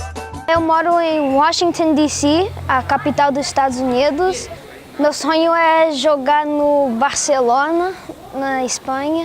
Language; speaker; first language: Portuguese; early bilingual, heritage; Portuguese